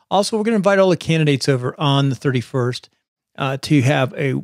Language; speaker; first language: English; native; English